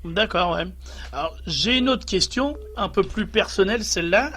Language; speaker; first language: French; native; French